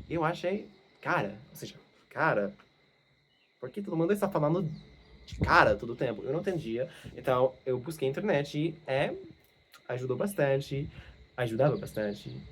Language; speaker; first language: Portuguese; non-native, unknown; English